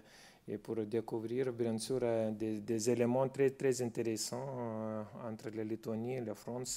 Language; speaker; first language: French; non-native, fluent; Lithuanian